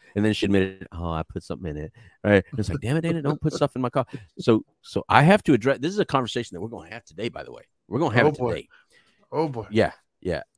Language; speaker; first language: English; native; English